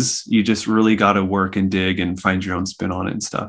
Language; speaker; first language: English; native; English